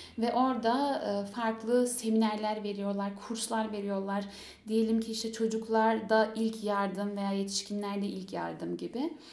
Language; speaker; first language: Turkish; early bilingual, heritage; Turkish